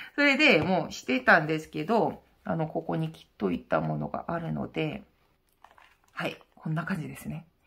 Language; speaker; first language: Japanese; non-native, fluent; Korean